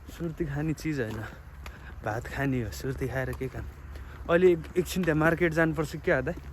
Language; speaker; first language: Nepali; native; Nepali